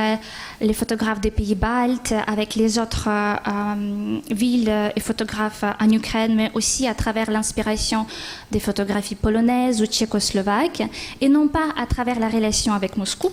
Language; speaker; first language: French; non-native, fluent; Ukrainian